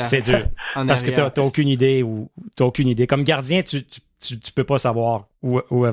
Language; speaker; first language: French; native; French